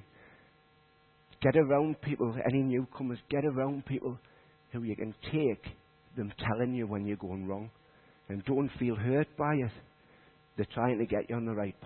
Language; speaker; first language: English; native; English